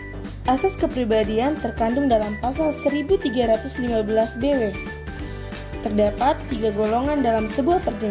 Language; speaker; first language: Indonesian; native; Indonesian